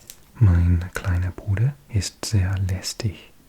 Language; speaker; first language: German; non-native, learner; English